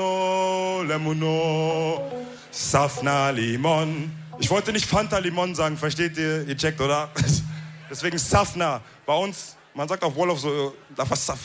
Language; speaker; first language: German; early bilingual, other home language; Wolof